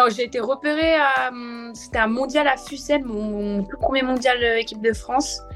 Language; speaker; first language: French; native; French